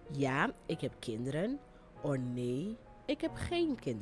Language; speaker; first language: Dutch; non-native, fluent; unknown